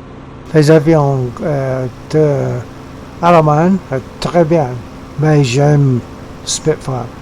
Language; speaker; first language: French; non-native, learner; English